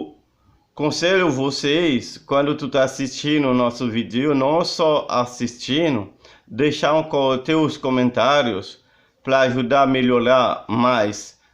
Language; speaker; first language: Portuguese; non-native, learner; Haitian Creole